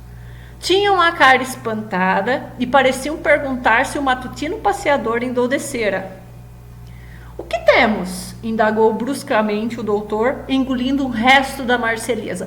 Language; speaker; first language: Portuguese; native; Portuguese